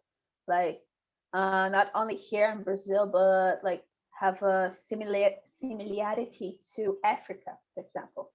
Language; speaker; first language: English; non-native, learner; Portuguese